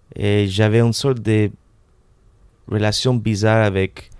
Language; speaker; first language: French; non-native, fluent; Spanish